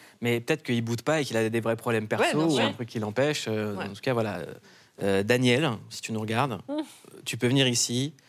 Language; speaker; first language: French; native; French